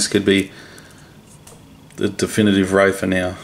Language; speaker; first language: English; native; English